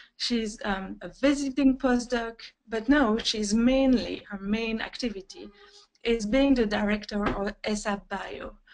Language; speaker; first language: English; non-native, fluent; French